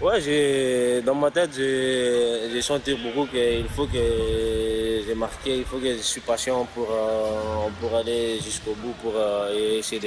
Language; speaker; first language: French; non-native, local second language; Malagasy